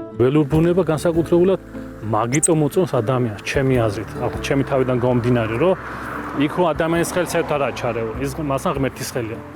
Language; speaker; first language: Georgian; native; Georgian